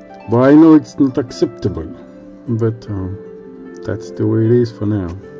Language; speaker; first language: English; non-native, fluent; French